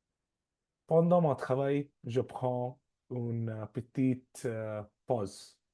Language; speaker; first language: French; non-native, learner; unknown